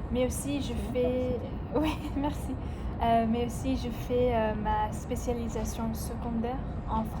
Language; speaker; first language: French; non-native, learner; English